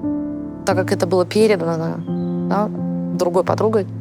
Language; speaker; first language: Russian; native; Russian